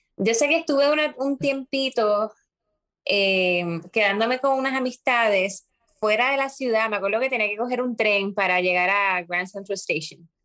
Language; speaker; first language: Spanish; native; Spanish